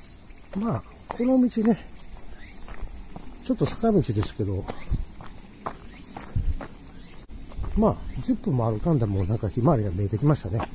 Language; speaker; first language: Japanese; native; Japanese